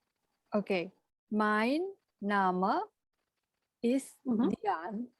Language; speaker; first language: German; non-native, learner; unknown